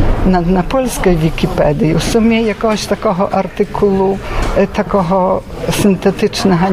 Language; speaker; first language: Belarusian; non-native, local second language; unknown